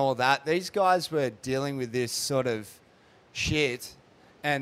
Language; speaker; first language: English; native; English